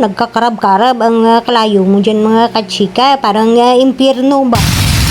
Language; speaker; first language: Filipino; non-native, local second language; Kinaray-a